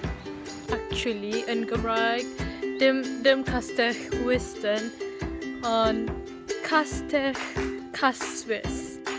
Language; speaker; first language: Welsh; non-native, learner; Malay